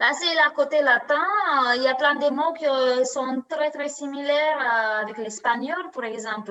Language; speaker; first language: French; non-native, learner; Romanian